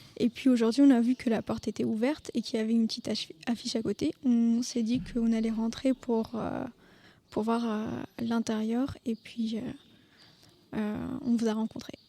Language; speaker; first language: French; non-native, local second language; Arabic